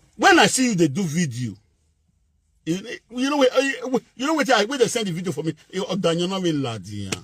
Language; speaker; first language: Nigerian Pidgin; native; Nigerian Pidgin